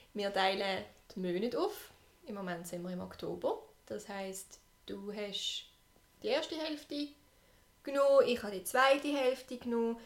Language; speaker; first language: German; native; German